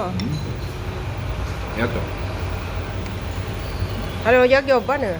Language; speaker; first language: Swedish; non-native, learner; Thai